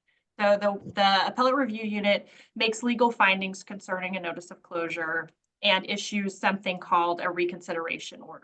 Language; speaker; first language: English; native; English